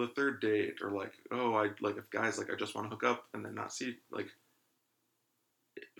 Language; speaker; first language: English; native; English